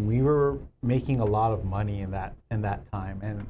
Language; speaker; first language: English; native; English